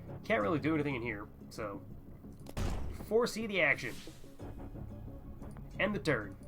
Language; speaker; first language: English; native; English